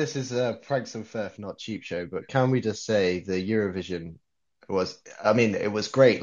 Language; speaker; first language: English; native; English